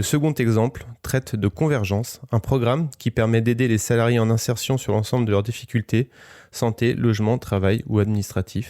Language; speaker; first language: French; native; French